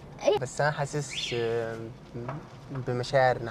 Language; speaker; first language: Arabic; native; Arabic